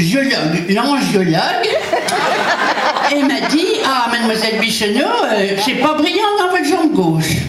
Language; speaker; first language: French; native; French